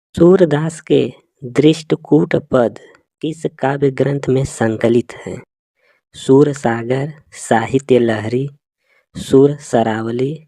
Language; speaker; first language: Hindi; native; Hindi